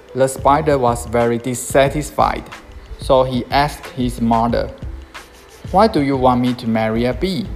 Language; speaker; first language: English; non-native, fluent; Chinese